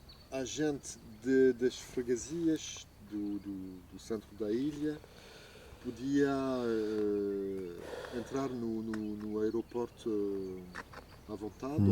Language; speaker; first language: Portuguese; non-native, fluent; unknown